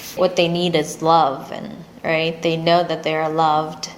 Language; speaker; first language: English; non-native, fluent; Korean